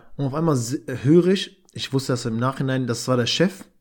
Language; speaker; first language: German; early bilingual, other home language; Albanian